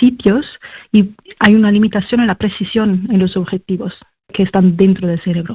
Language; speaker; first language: Spanish; non-native, fluent; French